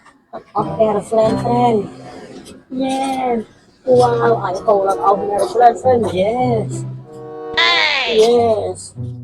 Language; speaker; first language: English; non-native, learner; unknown